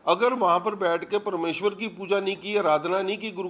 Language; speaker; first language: Hindi; non-native, local second language; Punjabi